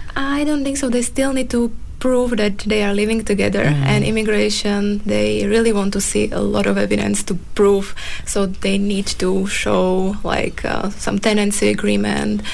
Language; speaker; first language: English; non-native, fluent; Slovak